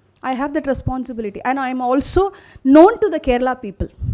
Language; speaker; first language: English; non-native, local second language; Tamil